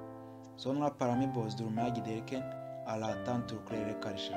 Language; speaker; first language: Turkish; non-native, fluent; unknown